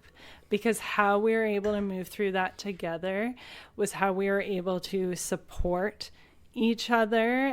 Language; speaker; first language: English; native; English